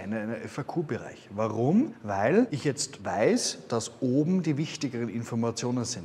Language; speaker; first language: German; native; German